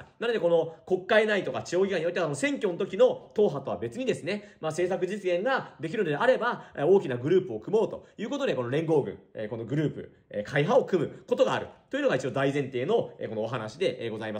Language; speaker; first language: Japanese; native; Japanese